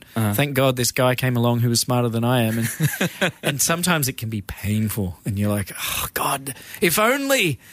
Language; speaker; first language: English; native; English